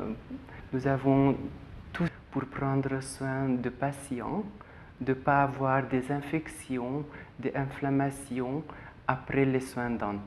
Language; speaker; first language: French; non-native, fluent; Hungarian